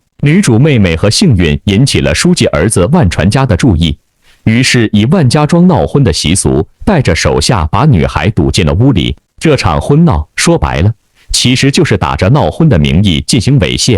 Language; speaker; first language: Chinese; native; Chinese